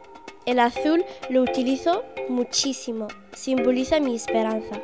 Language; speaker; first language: Spanish; non-native, local second language; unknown